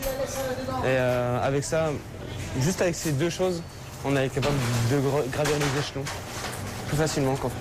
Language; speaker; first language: French; native; French